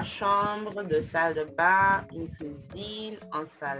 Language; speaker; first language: French; non-native, fluent; English